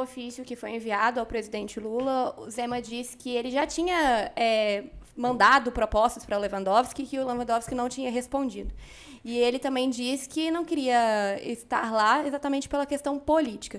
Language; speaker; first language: Portuguese; native; Portuguese